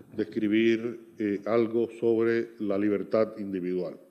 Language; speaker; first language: Spanish; native; Spanish